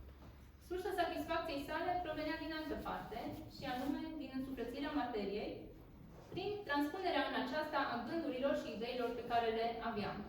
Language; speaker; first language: Romanian; native; Romanian